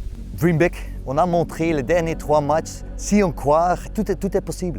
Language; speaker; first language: French; non-native, local second language; Dutch